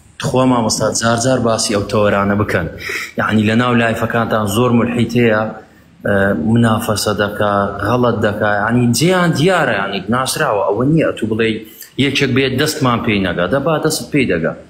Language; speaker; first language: Central Kurdish; native; Central Kurdish